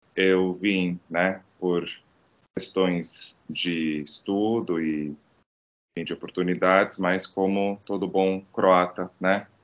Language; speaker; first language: Portuguese; non-native, fluent; Croatian